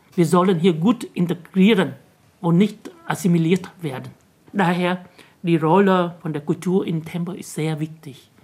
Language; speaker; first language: German; non-native, fluent; Vietnamese